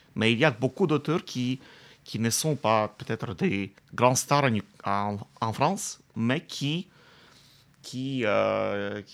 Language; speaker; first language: French; non-native, fluent; Ukrainian